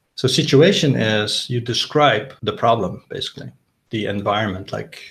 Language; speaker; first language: English; non-native, fluent; Dutch